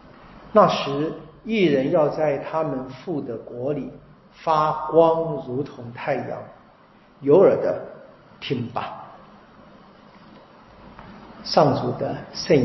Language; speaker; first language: Chinese; native; Chinese